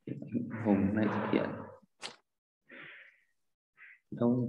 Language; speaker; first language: Vietnamese; native; Vietnamese